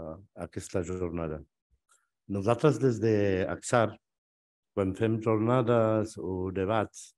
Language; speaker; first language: Catalan; non-native, fluent; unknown